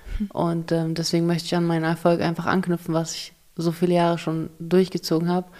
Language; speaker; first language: German; early bilingual, other home language; Russian